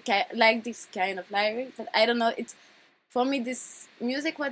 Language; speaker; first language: English; non-native, fluent; French